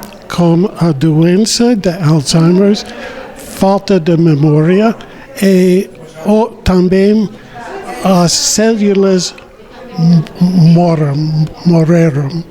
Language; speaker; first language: Portuguese; non-native, learner; English